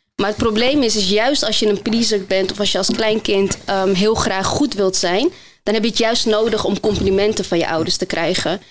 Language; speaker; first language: Dutch; early bilingual, other home language; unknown